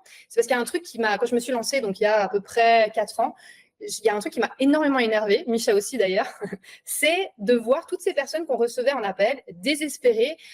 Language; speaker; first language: French; native; French